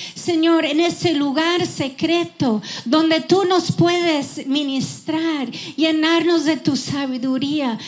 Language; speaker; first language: Spanish; non-native, fluent; English